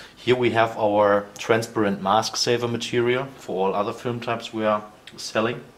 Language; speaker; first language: English; non-native, fluent; German